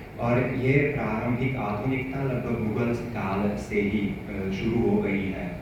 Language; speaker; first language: Hindi; non-native, fluent; Hungarian